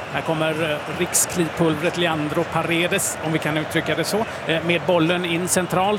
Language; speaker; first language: Swedish; native; Swedish